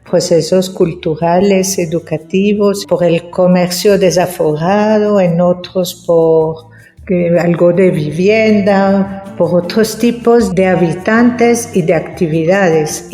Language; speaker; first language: Spanish; non-native, fluent; French